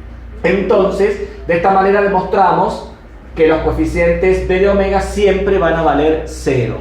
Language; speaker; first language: Spanish; native; Spanish